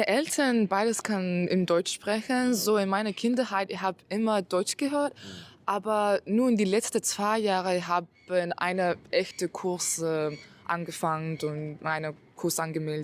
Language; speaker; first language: German; non-native, learner; Mongolian